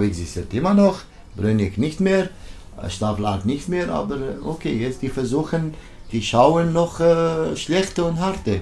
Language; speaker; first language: German; non-native, learner; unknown